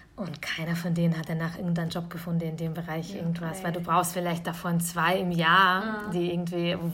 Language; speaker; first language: German; early bilingual, other home language; Russian